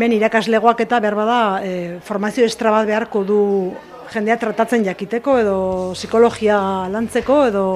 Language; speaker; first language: Basque; native; Basque